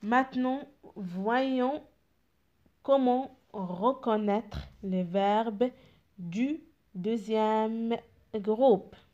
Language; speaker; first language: French; non-native, local second language; Arabic